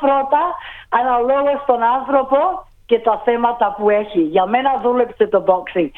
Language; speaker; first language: Greek; early bilingual, heritage; Greek